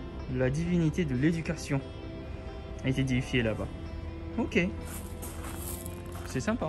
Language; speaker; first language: French; non-native, fluent; Japanese